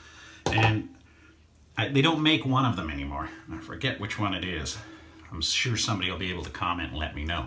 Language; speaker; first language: English; native; English